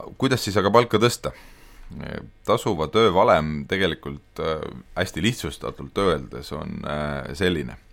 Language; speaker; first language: Estonian; native; Estonian